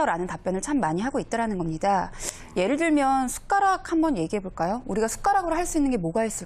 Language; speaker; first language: Korean; native; Korean